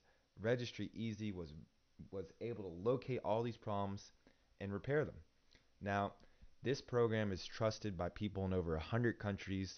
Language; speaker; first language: English; native; English